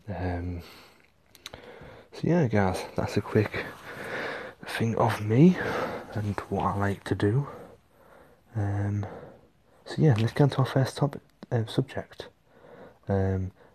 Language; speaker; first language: English; native; English